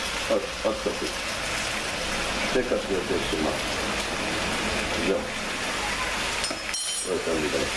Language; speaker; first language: Hebrew; native; Hebrew